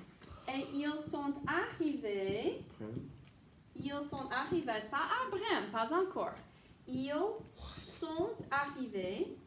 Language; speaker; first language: French; non-native, fluent; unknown